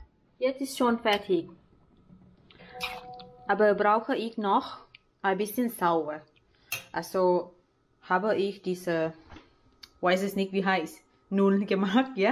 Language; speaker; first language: German; non-native, learner; Thai